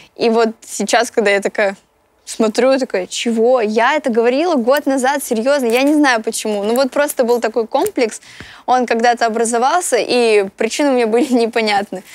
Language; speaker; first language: Russian; native; Russian